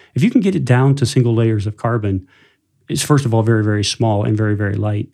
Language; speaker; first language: English; native; English